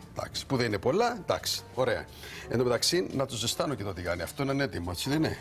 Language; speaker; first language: Greek; native; Greek